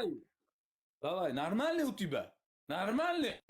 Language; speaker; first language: Russian; non-native, learner; Uzbek